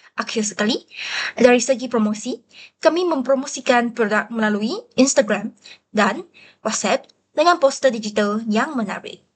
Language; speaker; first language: Malay; non-native, local second language; Chinese